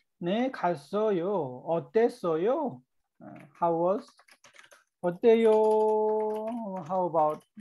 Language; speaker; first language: Korean; native; Korean